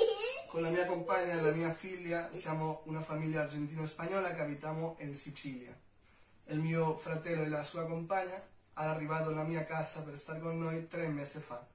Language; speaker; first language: Italian; non-native, learner; Spanish